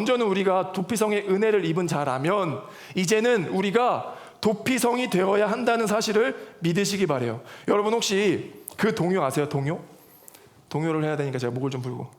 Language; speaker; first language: Korean; native; Korean